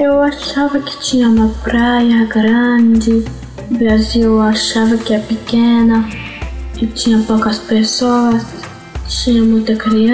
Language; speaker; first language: Portuguese; early bilingual, other home language; Arabic